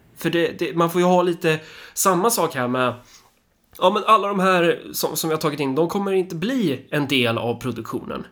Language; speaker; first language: Swedish; early bilingual, other home language; Somali